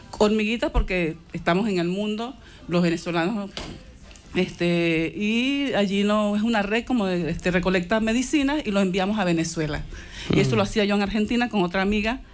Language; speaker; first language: Spanish; native; Spanish